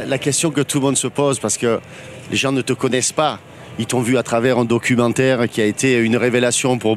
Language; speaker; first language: French; native; French